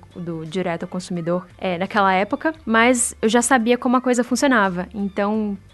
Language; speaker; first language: Portuguese; native; Portuguese